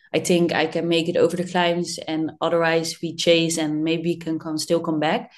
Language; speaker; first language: English; non-native, fluent; Dutch